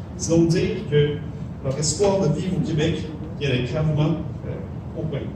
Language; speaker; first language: French; native; French